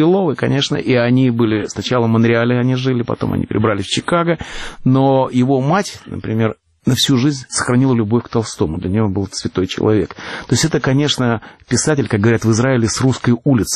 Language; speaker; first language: Russian; native; Russian